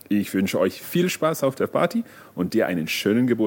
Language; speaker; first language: German; non-native, learner; English